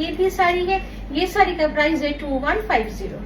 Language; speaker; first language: Hindi; non-native, local second language; Bangla